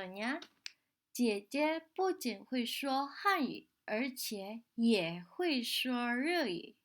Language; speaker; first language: Chinese; non-native, fluent; Indonesian